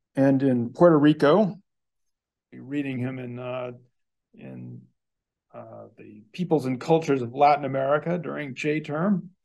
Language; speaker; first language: English; native; English